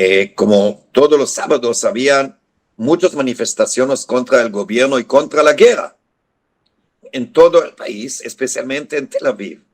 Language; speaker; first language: Spanish; non-native, fluent; Hebrew